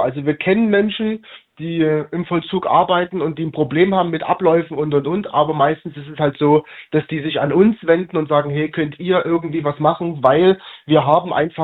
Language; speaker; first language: German; native; German